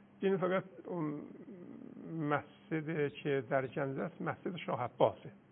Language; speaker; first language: Persian; non-native, local second language; Azerbaijani